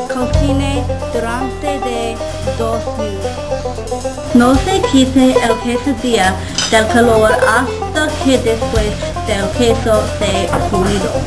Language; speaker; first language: Spanish; non-native, learner; English